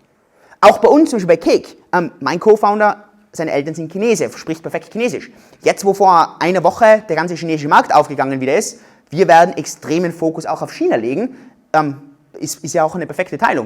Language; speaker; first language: German; native; German